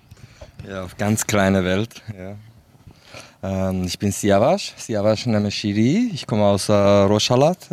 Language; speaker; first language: German; non-native, fluent; Kurdish